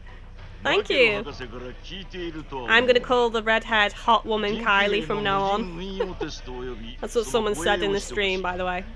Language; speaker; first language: English; native; English